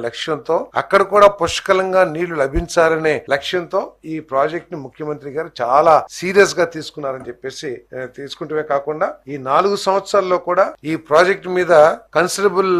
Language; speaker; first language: Telugu; native; Telugu